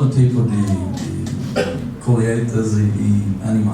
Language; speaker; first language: Portuguese; non-native, fluent; English